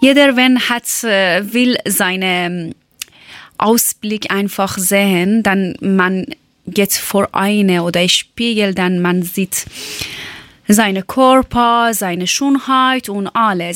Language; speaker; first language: German; non-native, learner; Persian